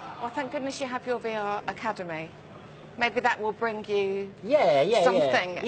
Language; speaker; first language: English; native; English